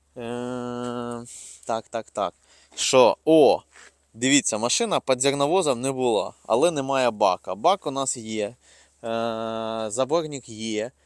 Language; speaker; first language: Ukrainian; non-native, local second language; Russian